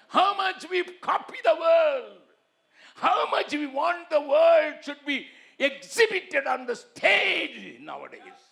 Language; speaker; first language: English; non-native, local second language; Tamil